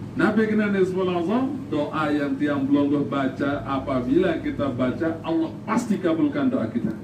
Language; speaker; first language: Malay; non-native, local second language; Sasak